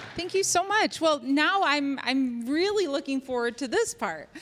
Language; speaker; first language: English; native; English